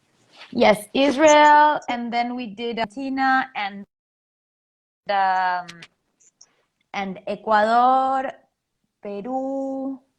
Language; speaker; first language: English; non-native, fluent; Spanish